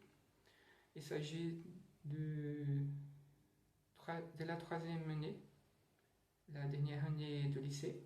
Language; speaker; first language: French; non-native, learner; Portuguese